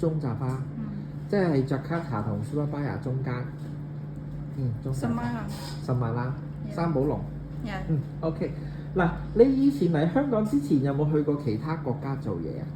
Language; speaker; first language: Cantonese; native; Cantonese